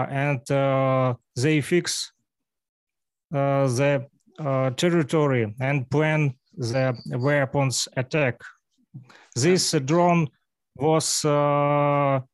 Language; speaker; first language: English; non-native, learner; Russian